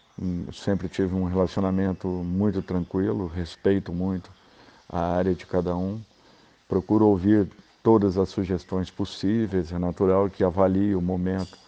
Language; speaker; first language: Portuguese; native; Portuguese